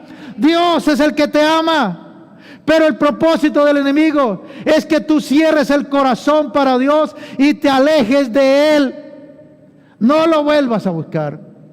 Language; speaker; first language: Spanish; native; Spanish